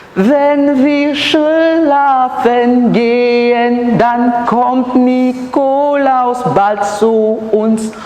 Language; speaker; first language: German; non-native, learner; French